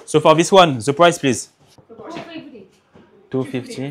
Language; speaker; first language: English; non-native, learner; French